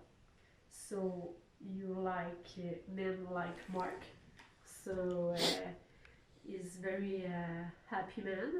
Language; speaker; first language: English; non-native, learner; French